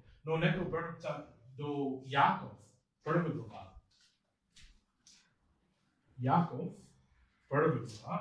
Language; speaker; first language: Bulgarian; non-native, fluent; English